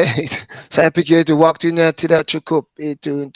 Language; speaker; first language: Indonesian; non-native, fluent; English